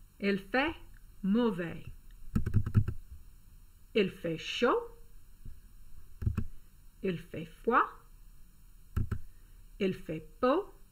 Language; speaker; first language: French; non-native, fluent; English